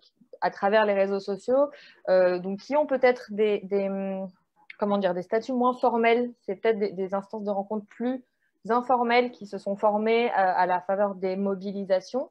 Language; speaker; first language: French; native; French